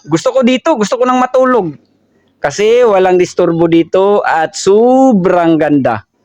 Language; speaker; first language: Filipino; non-native, local second language; Cebuano